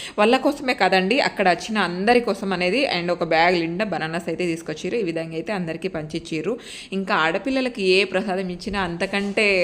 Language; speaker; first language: Telugu; non-native, local second language; Lambadi